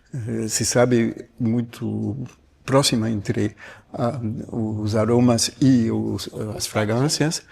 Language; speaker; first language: Portuguese; non-native, fluent; French